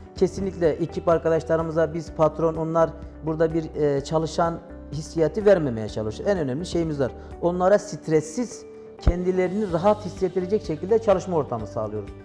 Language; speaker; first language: Turkish; native; Turkish